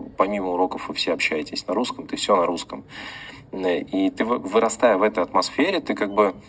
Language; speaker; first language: Russian; native; Russian